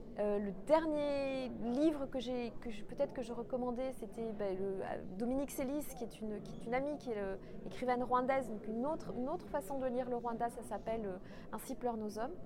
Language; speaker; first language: French; non-native, local second language; Kinyarwanda